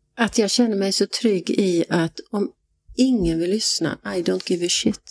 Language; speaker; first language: Swedish; native; Swedish